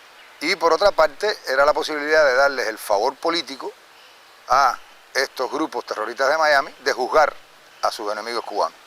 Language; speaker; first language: Spanish; native; Spanish